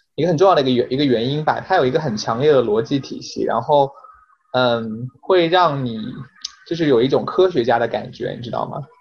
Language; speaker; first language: Chinese; native; Chinese